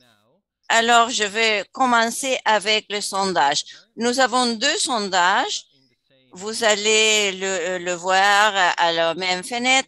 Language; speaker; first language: French; non-native, fluent; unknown